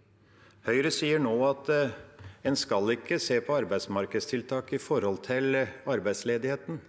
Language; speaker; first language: Norwegian; native; Norwegian